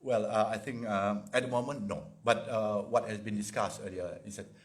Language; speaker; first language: English; non-native, local second language; Malay